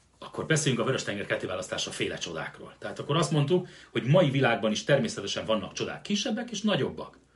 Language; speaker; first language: Hungarian; native; Hungarian